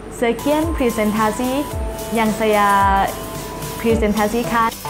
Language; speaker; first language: Indonesian; non-native, learner; Thai